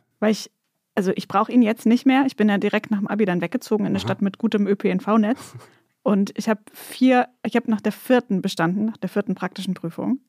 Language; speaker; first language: German; native; German